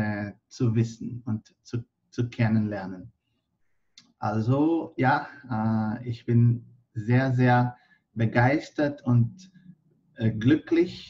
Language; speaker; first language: German; non-native, fluent; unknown